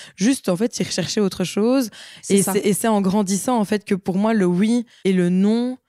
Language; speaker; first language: French; native; French